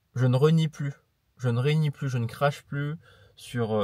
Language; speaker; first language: French; native; French